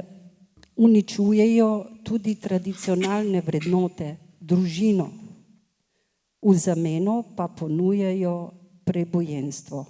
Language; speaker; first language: Slovenian; native; Slovenian